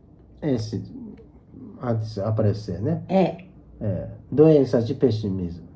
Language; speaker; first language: Portuguese; non-native, learner; Japanese